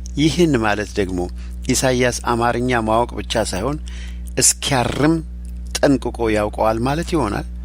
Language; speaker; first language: Amharic; native; Amharic